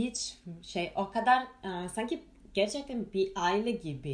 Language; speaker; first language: Turkish; non-native, fluent; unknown